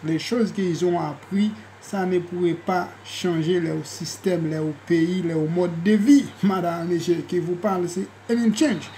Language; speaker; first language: French; non-native, local second language; Haitian Creole